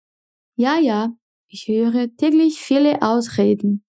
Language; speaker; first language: German; non-native, fluent; Portuguese